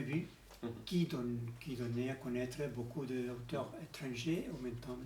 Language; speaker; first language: French; non-native, learner; Spanish